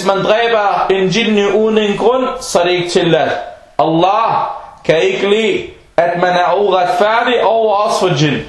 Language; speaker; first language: Danish; non-native, fluent; Arabic